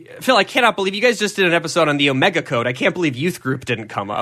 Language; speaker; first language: English; native; English